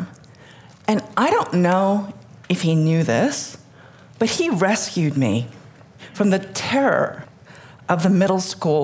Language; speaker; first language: English; early bilingual, other home language; Korean